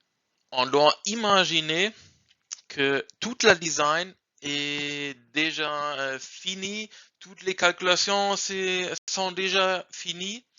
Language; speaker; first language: French; non-native, learner; German